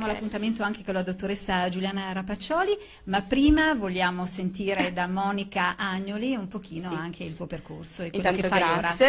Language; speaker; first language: Italian; native; Italian